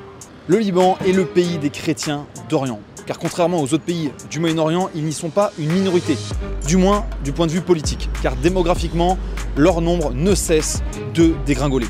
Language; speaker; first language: French; native; French